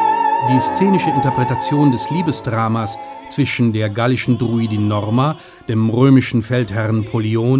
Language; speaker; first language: German; native; German